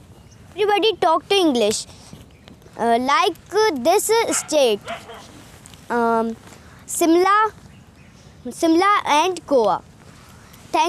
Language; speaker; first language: English; non-native, learner; Hindi